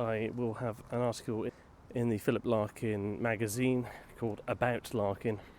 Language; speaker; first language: English; native; English